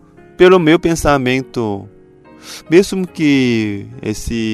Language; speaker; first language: Portuguese; non-native, fluent; Korean